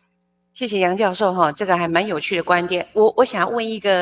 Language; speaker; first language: Chinese; native; Chinese